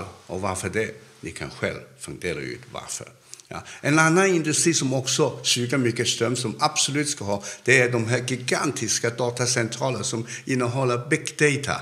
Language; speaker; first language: Swedish; non-native, fluent; Cantonese